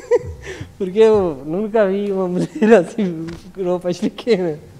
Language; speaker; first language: Portuguese; non-native, learner; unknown